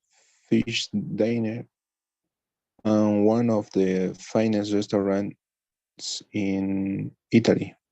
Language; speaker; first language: English; non-native, learner; Spanish